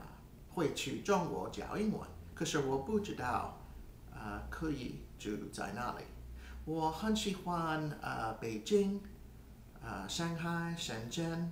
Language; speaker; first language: Chinese; non-native, learner; English